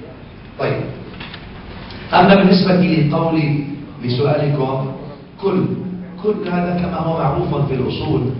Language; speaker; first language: Arabic; native; Arabic